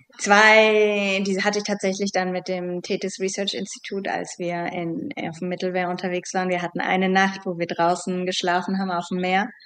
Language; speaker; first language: German; native; German